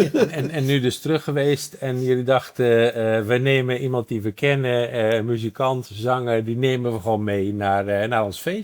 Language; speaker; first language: Dutch; native; Dutch